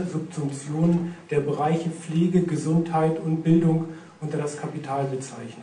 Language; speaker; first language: German; native; German